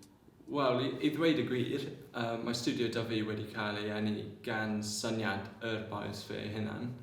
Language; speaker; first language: Welsh; non-native, local second language; English